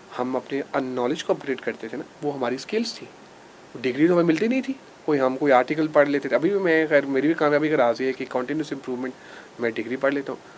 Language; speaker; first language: Urdu; non-native, local second language; Punjabi